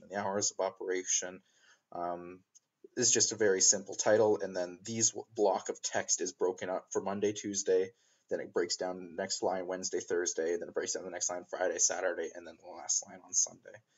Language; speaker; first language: English; native; English